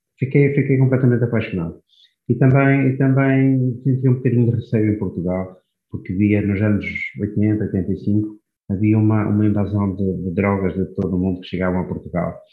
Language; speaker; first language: Portuguese; native; Portuguese